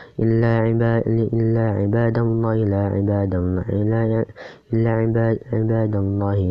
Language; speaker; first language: Arabic; non-native, learner; Indonesian